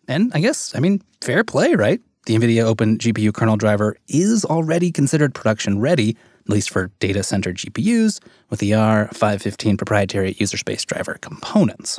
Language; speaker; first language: English; native; English